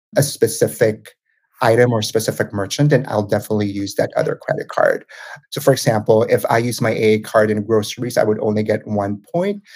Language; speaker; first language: English; non-native, local second language; Filipino